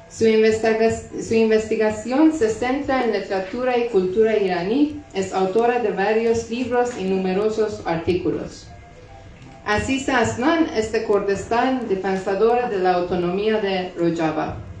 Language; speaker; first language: Spanish; non-native, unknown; Persian